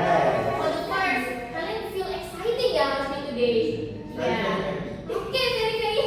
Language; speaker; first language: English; non-native, learner; Indonesian